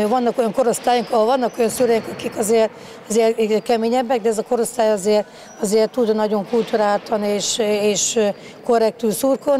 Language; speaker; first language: Hungarian; native; Hungarian